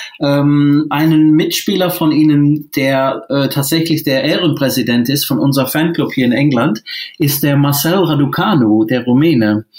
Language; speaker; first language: German; non-native, fluent; English